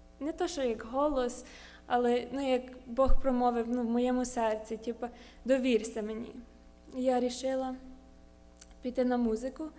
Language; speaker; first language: Ukrainian; early bilingual, heritage; Ukrainian